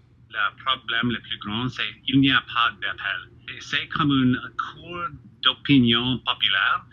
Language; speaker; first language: French; non-native, fluent; English